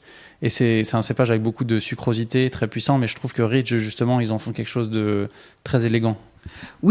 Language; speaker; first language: French; native; French